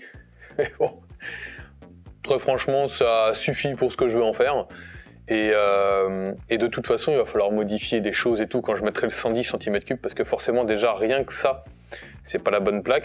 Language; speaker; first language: French; native; French